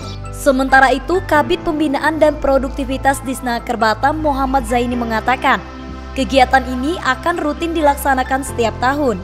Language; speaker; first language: Indonesian; native; Indonesian